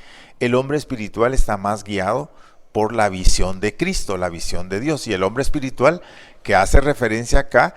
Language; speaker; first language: Spanish; native; Spanish